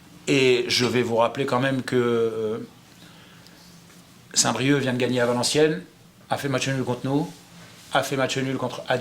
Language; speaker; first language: French; native; French